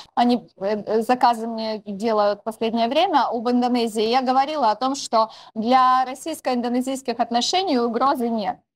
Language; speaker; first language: Russian; native; Russian